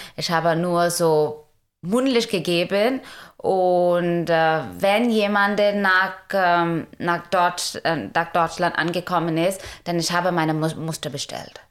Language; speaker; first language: German; non-native, learner; Hindi